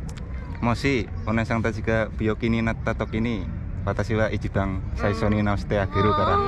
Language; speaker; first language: Japanese; non-native, fluent; Indonesian